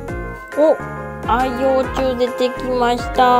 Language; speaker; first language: Japanese; native; Japanese